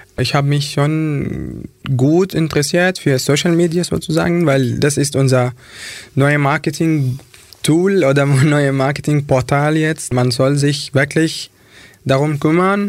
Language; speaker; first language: German; non-native, fluent; Arabic